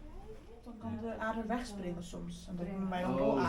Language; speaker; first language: Dutch; native; Dutch